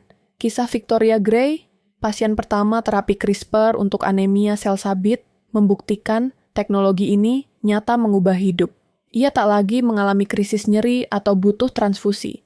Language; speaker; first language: Indonesian; native; Indonesian